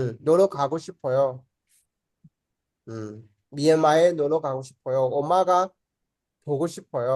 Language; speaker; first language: Korean; non-native, fluent; Burmese